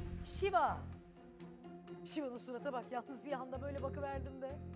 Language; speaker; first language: Turkish; native; Turkish